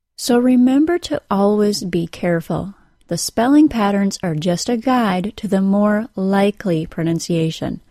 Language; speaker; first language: English; native; English